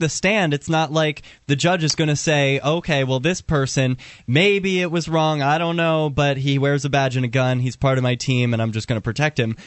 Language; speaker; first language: English; native; English